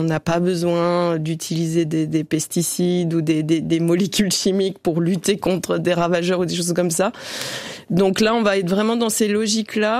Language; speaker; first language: French; native; French